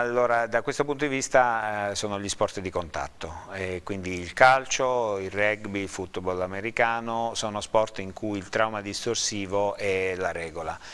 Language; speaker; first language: Italian; native; Italian